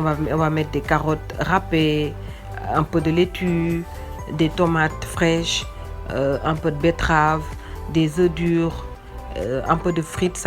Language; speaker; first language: French; non-native, local second language; Wolof